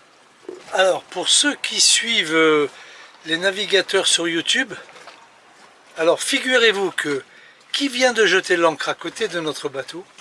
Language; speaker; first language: French; native; French